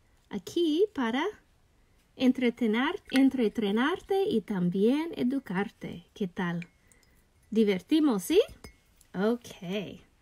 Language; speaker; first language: Spanish; non-native, learner; English